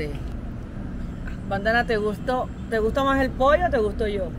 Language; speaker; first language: Spanish; native; Spanish